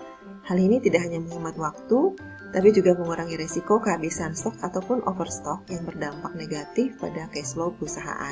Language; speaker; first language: Indonesian; native; Indonesian